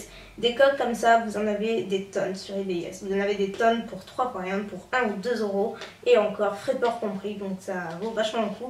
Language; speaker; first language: French; native; French